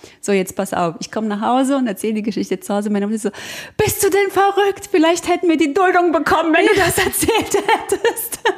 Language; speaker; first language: German; early bilingual, other home language; Croatian